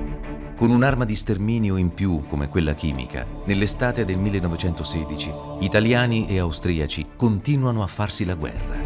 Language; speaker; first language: Italian; native; Italian